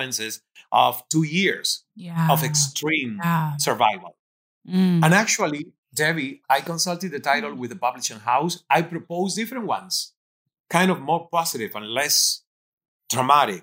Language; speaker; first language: English; non-native, fluent; Spanish